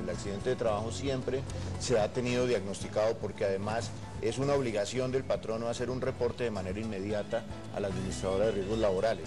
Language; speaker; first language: Spanish; native; Spanish